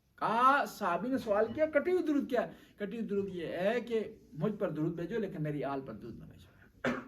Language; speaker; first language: Urdu; non-native, local second language; Punjabi